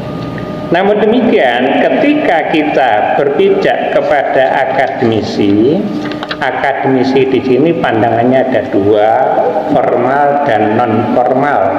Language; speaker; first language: Indonesian; non-native, local second language; Javanese